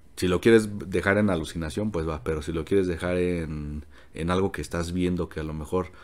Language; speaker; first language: Spanish; native; Spanish